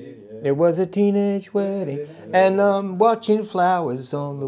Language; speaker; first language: English; native; English